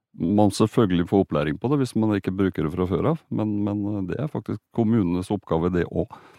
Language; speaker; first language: Norwegian; native; Norwegian